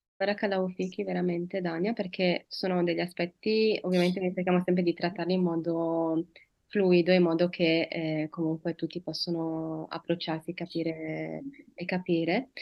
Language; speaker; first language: Italian; early bilingual, other home language; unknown